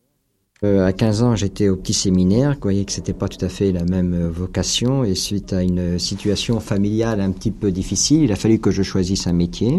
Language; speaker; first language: French; native; French